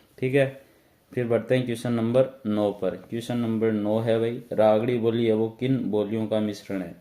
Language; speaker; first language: Hindi; native; Hindi